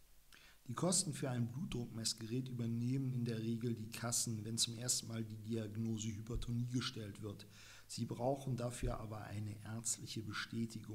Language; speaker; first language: German; native; German